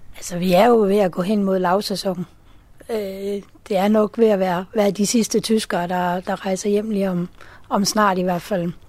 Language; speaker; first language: Danish; native; Danish